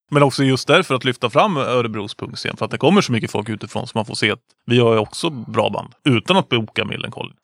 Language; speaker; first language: Swedish; native; Swedish